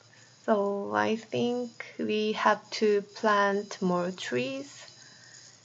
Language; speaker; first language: English; non-native, fluent; Korean